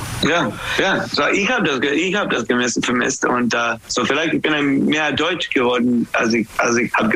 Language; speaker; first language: German; non-native, learner; English